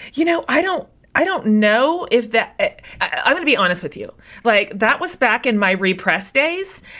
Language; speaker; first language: English; native; English